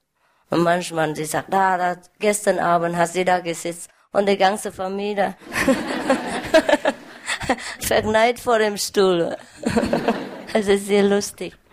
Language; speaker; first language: German; non-native, learner; Vietnamese